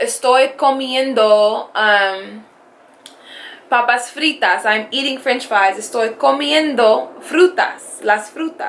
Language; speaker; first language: Spanish; non-native, fluent; English